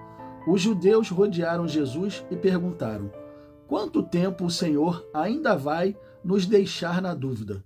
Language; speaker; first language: Portuguese; native; Portuguese